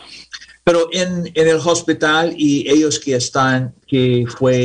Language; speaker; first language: Spanish; non-native, learner; English